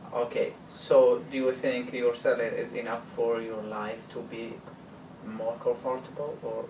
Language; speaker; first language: English; non-native, learner; Arabic